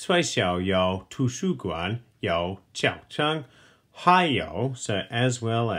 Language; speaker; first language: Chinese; non-native, fluent; English